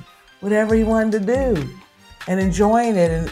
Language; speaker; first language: English; native; English